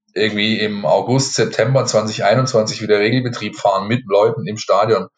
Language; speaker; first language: German; native; German